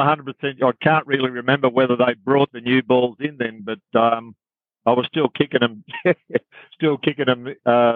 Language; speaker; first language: English; native; English